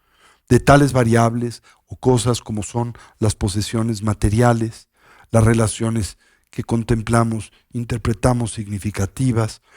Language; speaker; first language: Spanish; native; Spanish